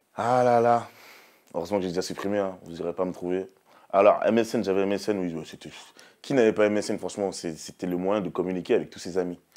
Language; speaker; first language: French; early bilingual, other home language; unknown